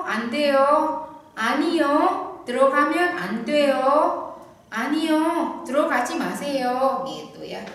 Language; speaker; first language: Korean; non-native, fluent; Indonesian